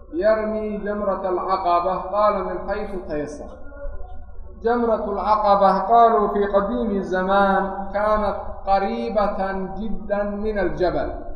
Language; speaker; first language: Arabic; non-native, local second language; Somali